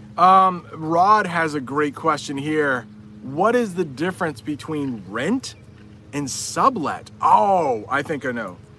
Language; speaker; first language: English; native; English